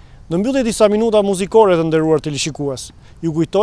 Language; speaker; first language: Albanian; native; Albanian